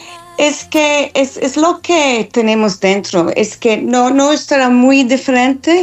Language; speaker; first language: Spanish; non-native, fluent; English